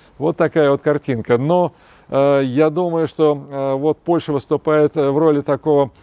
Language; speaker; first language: Russian; native; Russian